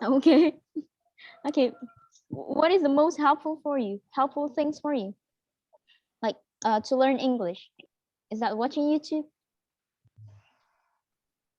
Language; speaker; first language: English; non-native, fluent; Indonesian